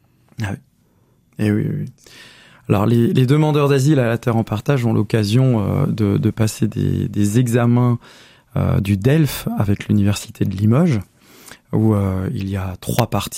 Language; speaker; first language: French; native; French